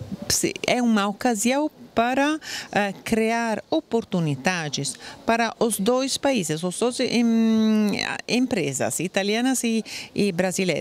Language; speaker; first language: Portuguese; non-native, fluent; Italian